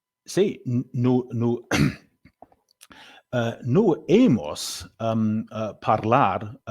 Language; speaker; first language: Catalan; non-native, learner; English